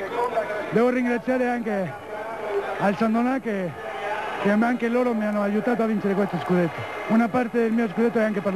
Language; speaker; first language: Italian; non-native, fluent; Spanish